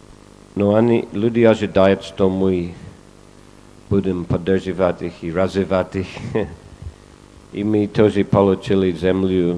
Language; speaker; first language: Russian; non-native, fluent; English